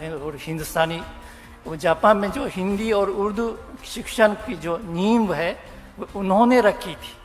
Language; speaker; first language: Hindi; non-native, fluent; Japanese